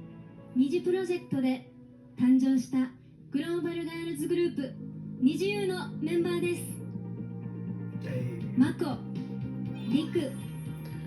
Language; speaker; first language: Japanese; native; Japanese